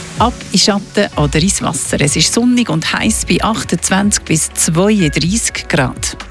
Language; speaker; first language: German; native; German